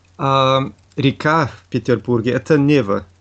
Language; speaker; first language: Russian; non-native, learner; German